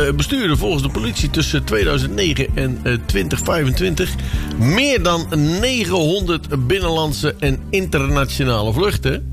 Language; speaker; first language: Dutch; native; Dutch